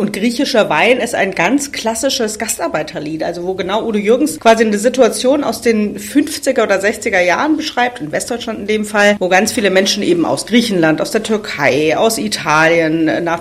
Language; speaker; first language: German; native; German